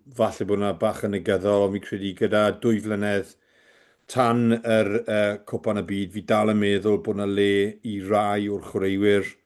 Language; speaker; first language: Welsh; native; Welsh